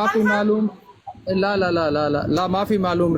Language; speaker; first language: Arabic; non-native, learner; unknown